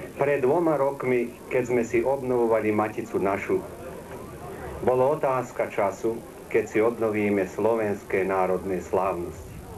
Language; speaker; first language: Slovak; native; Slovak